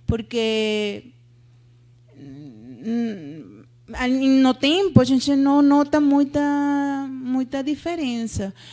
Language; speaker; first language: Portuguese; non-native, fluent; Spanish